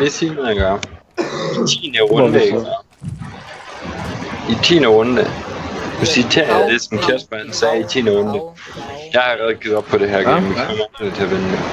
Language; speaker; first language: Danish; native; Danish